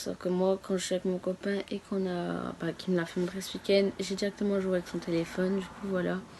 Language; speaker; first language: French; native; French